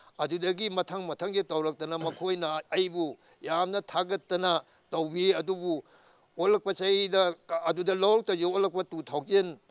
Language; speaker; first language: Manipuri; native; Manipuri